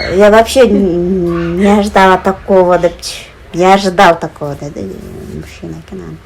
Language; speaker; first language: Russian; non-native, local second language; Kyrgyz